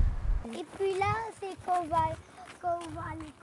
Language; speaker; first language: French; native; French